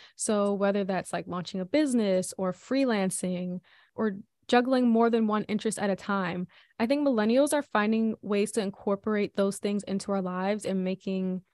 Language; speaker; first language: English; native; English